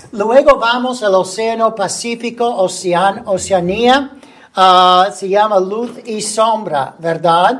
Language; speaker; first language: Spanish; non-native, fluent; English